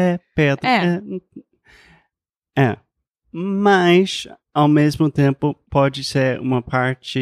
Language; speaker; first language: Portuguese; non-native, fluent; English